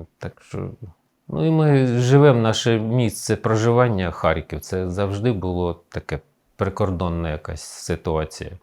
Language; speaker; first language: Ukrainian; native; Ukrainian